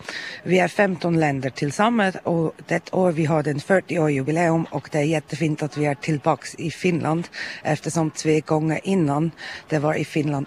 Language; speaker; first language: Swedish; non-native, learner; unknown